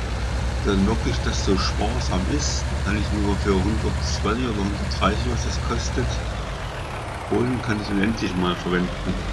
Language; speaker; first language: German; native; German